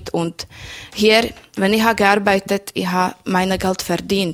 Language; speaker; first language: German; non-native, learner; Slovak